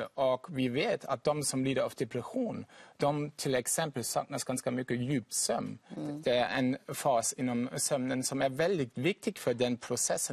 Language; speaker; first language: Swedish; non-native, fluent; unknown